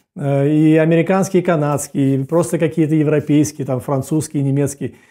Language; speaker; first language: Russian; native; Russian